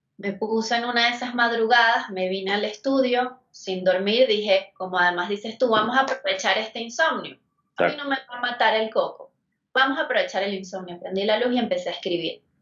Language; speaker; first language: Spanish; native; Spanish